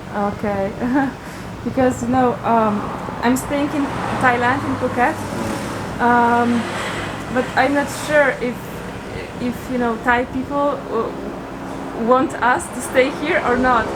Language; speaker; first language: English; non-native, learner; Polish